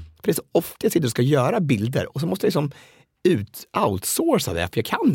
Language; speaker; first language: Swedish; native; Swedish